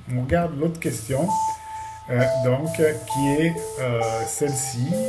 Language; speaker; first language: French; native; French